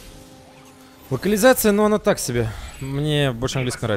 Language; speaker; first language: Russian; native; Russian